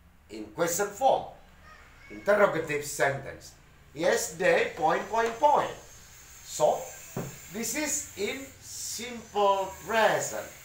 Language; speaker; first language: English; non-native, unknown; Indonesian